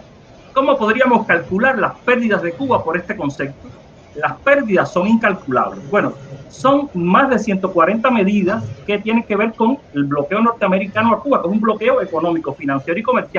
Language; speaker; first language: Spanish; native; Spanish